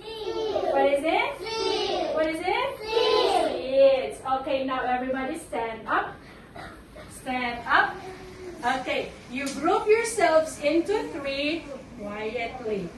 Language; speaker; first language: English; non-native, fluent; Filipino